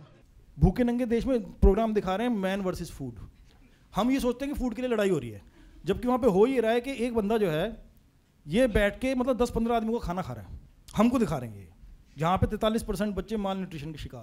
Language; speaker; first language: Hindi; native; Hindi